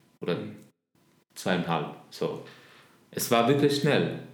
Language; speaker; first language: German; non-native, learner; Arabic